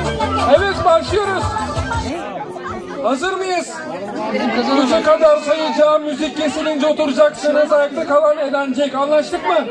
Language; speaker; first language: Turkish; native; Turkish